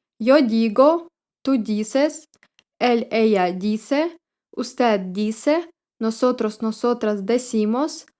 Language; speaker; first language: Spanish; non-native, fluent; Ukrainian